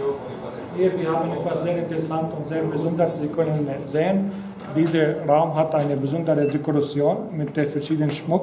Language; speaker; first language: German; non-native, fluent; Arabic